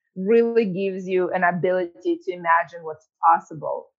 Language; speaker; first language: English; early bilingual, other home language; Ukrainian